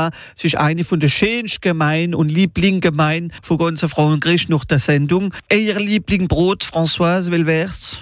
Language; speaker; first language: German; non-native, local second language; Swiss German